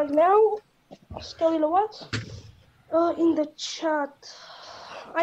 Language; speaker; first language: English; non-native, learner; Romanian